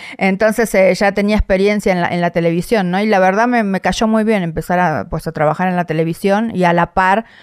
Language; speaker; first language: Spanish; native; Spanish